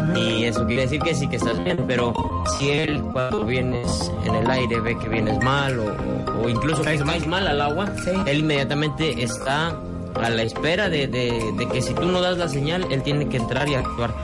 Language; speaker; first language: Spanish; non-native, fluent; Persian